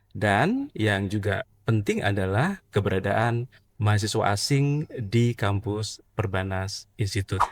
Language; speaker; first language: Indonesian; native; Indonesian